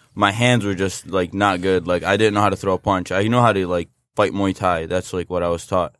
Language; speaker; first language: English; native; English